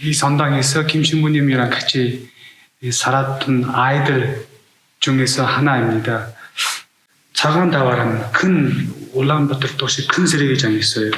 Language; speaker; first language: Korean; non-native, learner; Mongolian